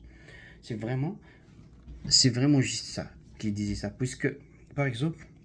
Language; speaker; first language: French; non-native, learner; Arabic